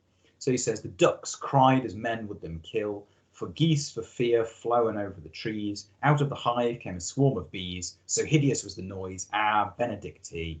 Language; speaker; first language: English; native; English